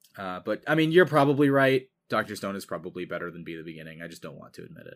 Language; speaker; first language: English; native; English